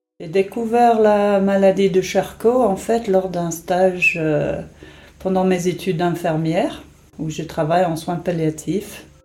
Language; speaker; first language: French; non-native, fluent; English